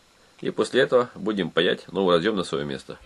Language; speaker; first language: Russian; native; Russian